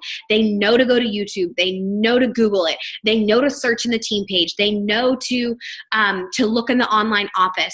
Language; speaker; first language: English; native; English